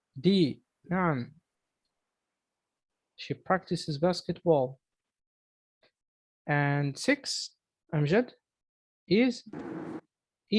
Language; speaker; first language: English; non-native, fluent; Arabic